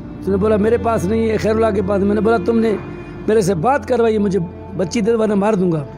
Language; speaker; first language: Urdu; non-native, local second language; Sindhi